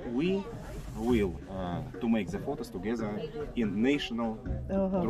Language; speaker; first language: English; non-native, learner; Russian